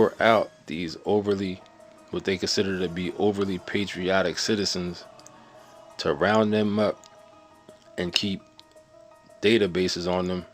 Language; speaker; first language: English; native; English